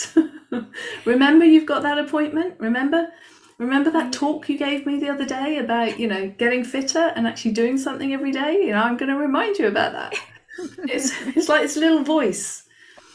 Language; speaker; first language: English; native; English